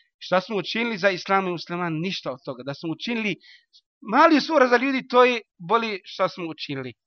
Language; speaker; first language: Bosnian; non-native, learner; Arabic